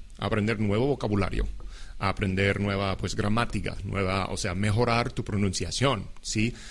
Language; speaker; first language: Spanish; non-native, fluent; English